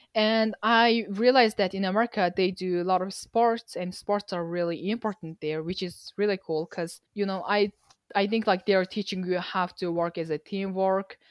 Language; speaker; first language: English; non-native, fluent; Mongolian